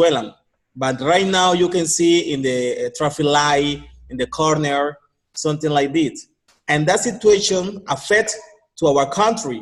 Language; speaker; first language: English; non-native, learner; Spanish